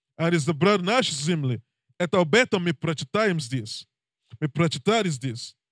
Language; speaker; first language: Russian; non-native, learner; English